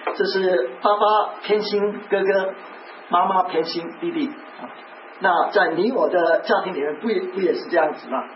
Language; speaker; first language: Chinese; native; Chinese